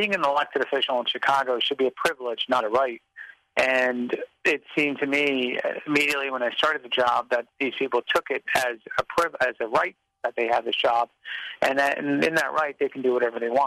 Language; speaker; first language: English; native; English